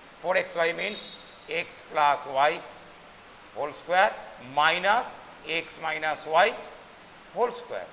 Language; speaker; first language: English; non-native, local second language; Bangla